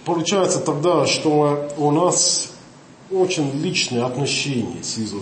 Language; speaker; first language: Russian; non-native, fluent; English